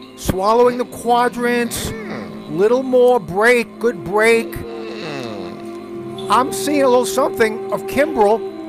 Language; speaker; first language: English; native; English